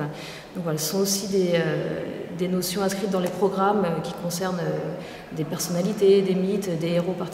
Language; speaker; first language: French; native; French